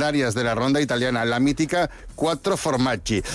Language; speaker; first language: Spanish; native; Spanish